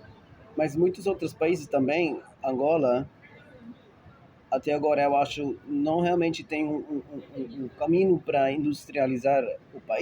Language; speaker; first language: Portuguese; non-native, fluent; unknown